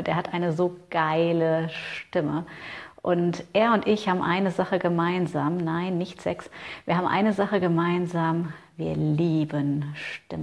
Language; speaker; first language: German; native; German